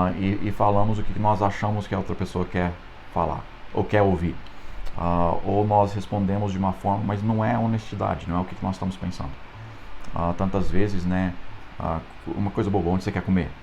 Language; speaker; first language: Portuguese; non-native, fluent; English